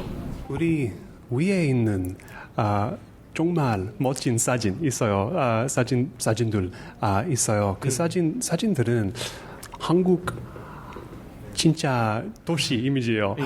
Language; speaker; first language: Korean; non-native, learner; English